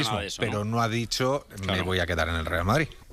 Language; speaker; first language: Spanish; native; Spanish